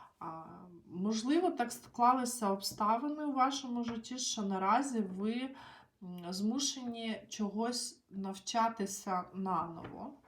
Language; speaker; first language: Ukrainian; non-native, local second language; Russian